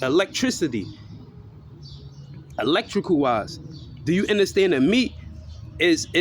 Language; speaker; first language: English; native; English